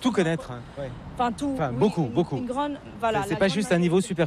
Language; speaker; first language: French; native; French